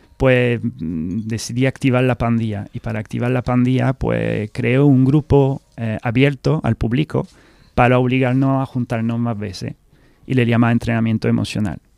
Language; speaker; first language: Spanish; non-native, fluent; French